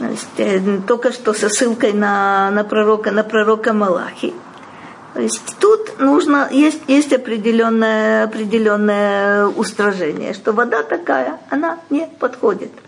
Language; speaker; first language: Russian; native; Russian